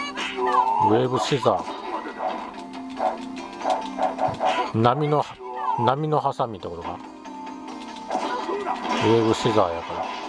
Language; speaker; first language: Japanese; native; Japanese